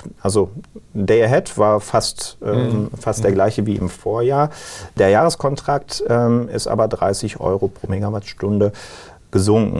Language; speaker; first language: German; native; German